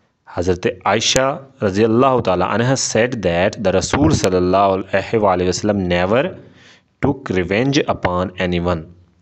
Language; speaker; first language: English; non-native, local second language; Urdu